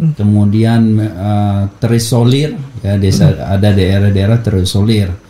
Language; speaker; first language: Indonesian; native; Indonesian